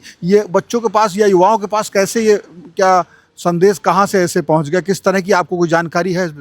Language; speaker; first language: Hindi; native; Hindi